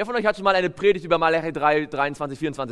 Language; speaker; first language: German; native; German